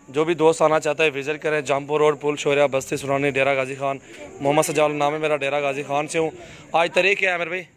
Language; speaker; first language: Urdu; non-native, local second language; Saraiki